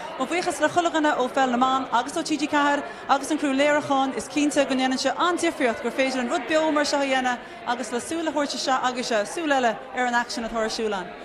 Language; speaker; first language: Irish; native; Irish